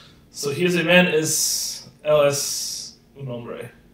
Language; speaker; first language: Spanish; non-native, learner; English